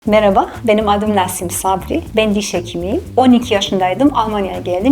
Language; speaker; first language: Turkish; non-native, fluent; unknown